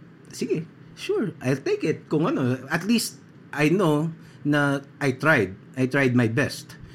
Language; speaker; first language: English; non-native, local second language; Filipino